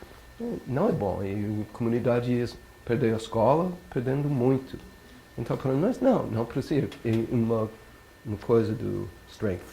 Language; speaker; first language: Portuguese; non-native, learner; English